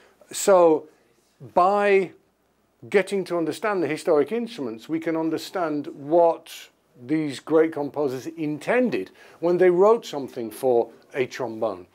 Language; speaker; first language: English; native; English